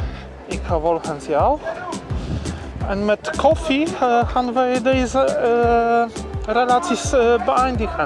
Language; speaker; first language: Dutch; non-native, learner; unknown